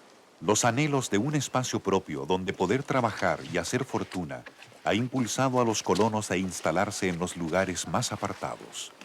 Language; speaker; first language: Spanish; native; Spanish